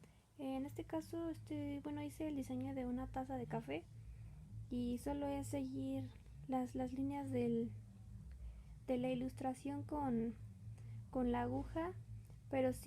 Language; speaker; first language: Spanish; native; Spanish